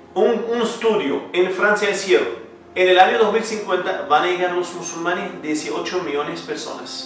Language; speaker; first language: Spanish; non-native, fluent; Arabic